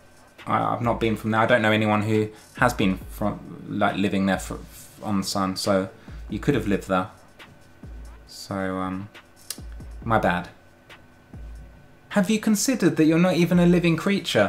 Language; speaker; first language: English; native; English